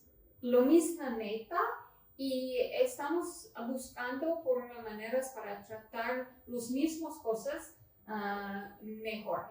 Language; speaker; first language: Spanish; non-native, fluent; English